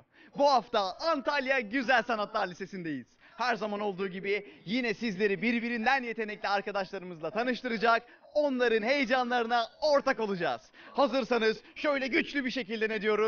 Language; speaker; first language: Turkish; native; Turkish